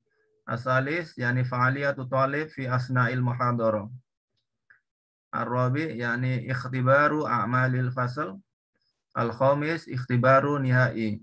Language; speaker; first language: Arabic; non-native, learner; Indonesian